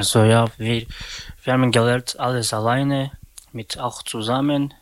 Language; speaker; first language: German; non-native, learner; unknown